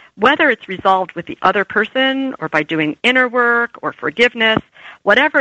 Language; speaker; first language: English; native; English